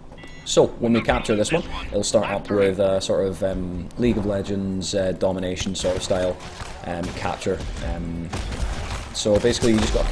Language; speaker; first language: English; native; English